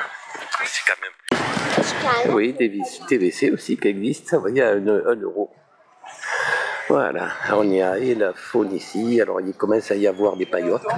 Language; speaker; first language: French; native; French